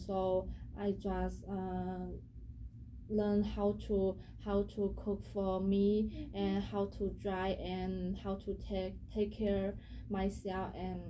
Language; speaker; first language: English; non-native, learner; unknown